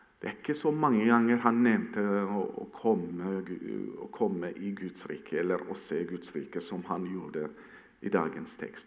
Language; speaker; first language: Norwegian; non-native, fluent; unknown